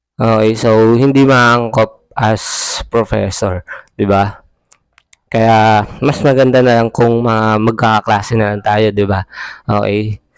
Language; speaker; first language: Filipino; native; Filipino